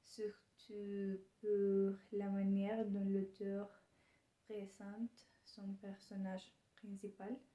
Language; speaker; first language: French; non-native, learner; Spanish